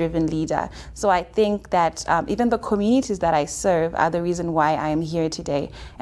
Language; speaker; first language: English; non-native, local second language; Shona